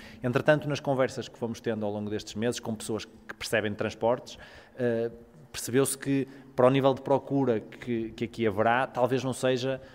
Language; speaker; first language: Portuguese; native; Portuguese